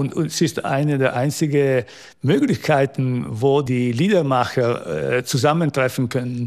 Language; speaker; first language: German; non-native, local second language; Italian